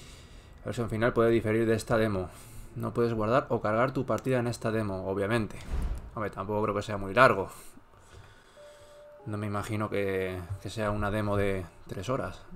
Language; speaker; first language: Spanish; native; Spanish